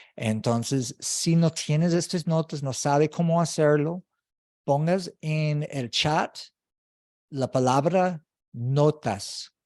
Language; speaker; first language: Spanish; non-native, learner; English